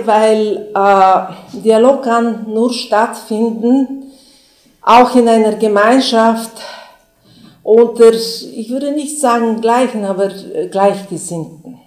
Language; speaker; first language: German; non-native, fluent; Bulgarian